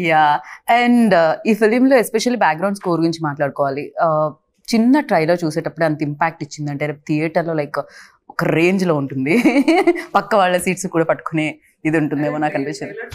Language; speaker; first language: Telugu; native; Telugu